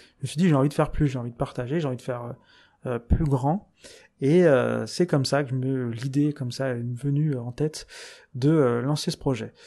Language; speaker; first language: French; native; French